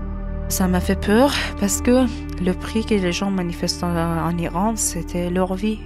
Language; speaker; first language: French; non-native, learner; Persian